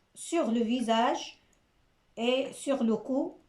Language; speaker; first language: French; non-native, local second language; Arabic